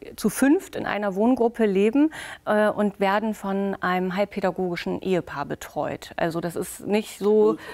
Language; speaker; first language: German; native; German